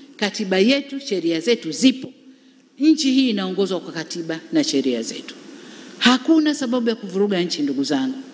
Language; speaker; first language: Swahili; native; Swahili